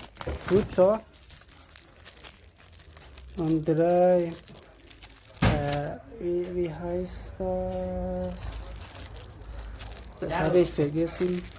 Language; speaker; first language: German; non-native, fluent; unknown